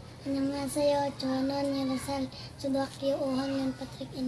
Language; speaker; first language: Korean; non-native, learner; Cebuano